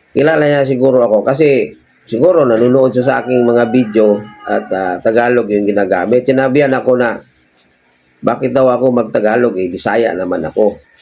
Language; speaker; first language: Filipino; non-native, local second language; Cebuano